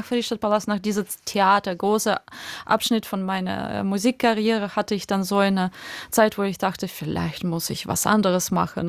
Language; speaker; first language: German; non-native, fluent; Russian